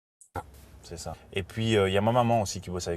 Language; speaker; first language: French; native; French